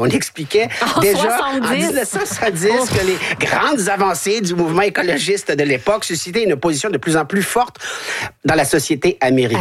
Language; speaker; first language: French; native; French